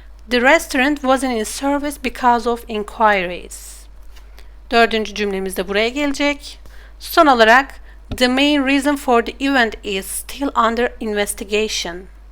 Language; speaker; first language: English; non-native, fluent; Turkish